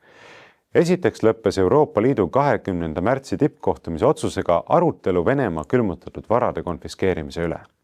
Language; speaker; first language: Estonian; native; Estonian